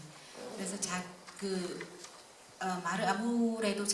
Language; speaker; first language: Korean; non-native, fluent; Vietnamese